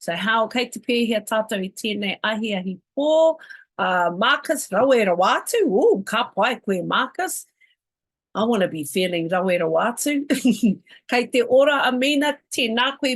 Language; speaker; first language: Māori; non-native, local second language; English